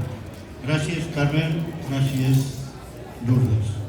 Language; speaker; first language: Catalan; native; Catalan